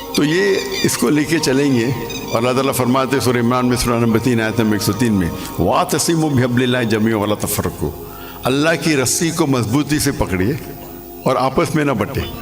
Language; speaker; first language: Urdu; non-native, local second language; English